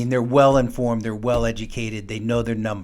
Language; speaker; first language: English; native; English